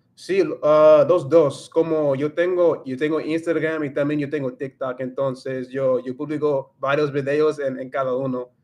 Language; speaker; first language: Spanish; non-native, learner; English